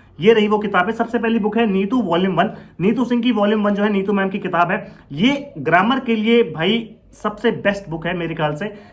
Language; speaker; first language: Hindi; native; Hindi